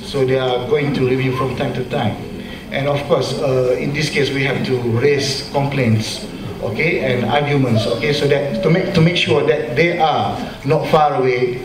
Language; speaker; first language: English; non-native, local second language; Malay